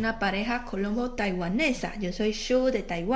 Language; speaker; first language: Spanish; non-native, fluent; Chinese